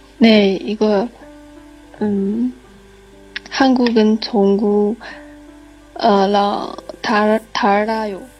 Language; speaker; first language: Korean; non-native, learner; Chinese